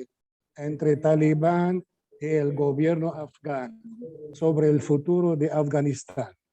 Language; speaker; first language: Spanish; non-native, fluent; Arabic